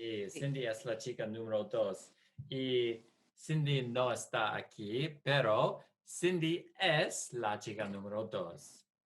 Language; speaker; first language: Spanish; non-native, fluent; English